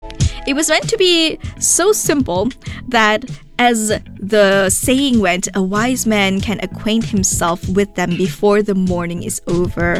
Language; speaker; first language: English; non-native, local second language; Malay